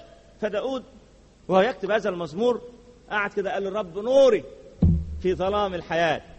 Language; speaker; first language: Arabic; native; Arabic